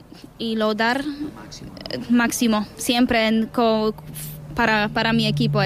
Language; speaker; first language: Spanish; non-native, learner; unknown